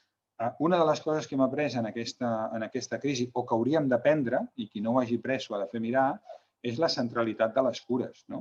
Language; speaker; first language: Catalan; native; Catalan